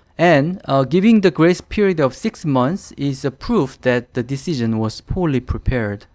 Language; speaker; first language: English; non-native, fluent; Korean